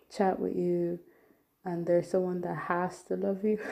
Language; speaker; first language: English; non-native, local second language; Yoruba